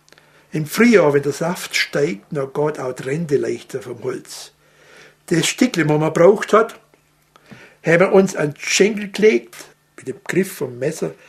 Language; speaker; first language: German; native; German